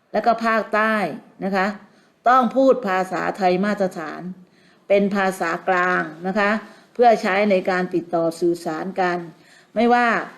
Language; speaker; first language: Thai; native; Thai